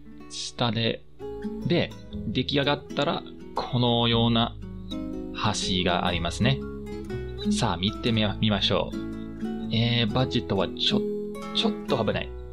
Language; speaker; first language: Japanese; non-native, fluent; English